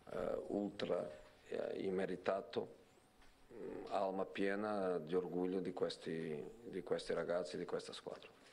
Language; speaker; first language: Italian; non-native, fluent; Portuguese